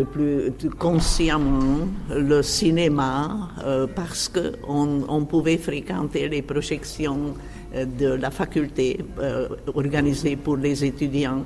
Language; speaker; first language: French; non-native, fluent; Czech